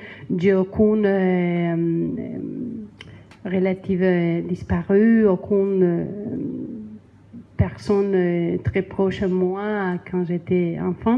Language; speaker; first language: French; non-native, learner; Spanish